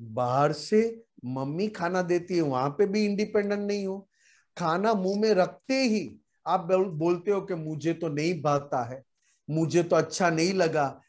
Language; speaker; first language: Hindi; non-native, local second language; Gujarati